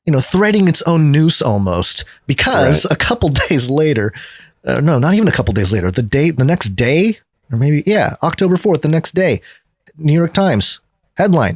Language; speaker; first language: English; native; English